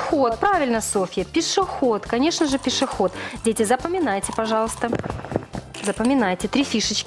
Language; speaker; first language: Russian; native; Russian